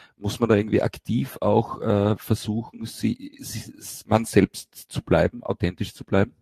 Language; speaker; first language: German; native; German